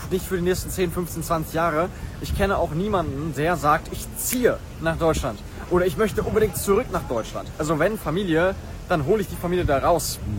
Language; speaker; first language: German; native; German